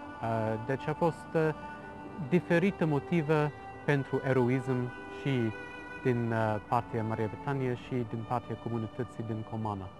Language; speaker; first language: Romanian; non-native, fluent; English